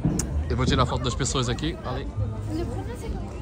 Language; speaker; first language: French; non-native, fluent; Portuguese